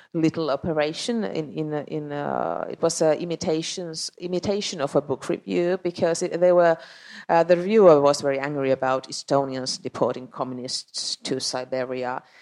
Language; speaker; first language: English; non-native, fluent; Finnish